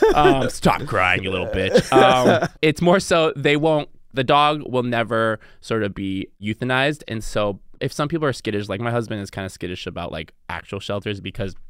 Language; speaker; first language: English; native; English